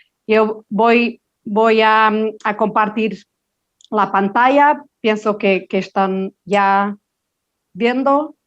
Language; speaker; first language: Spanish; non-native, local second language; Portuguese